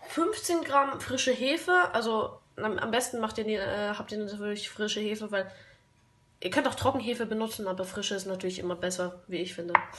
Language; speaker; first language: German; native; German